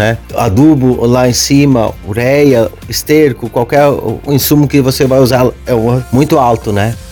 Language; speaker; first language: Portuguese; native; Portuguese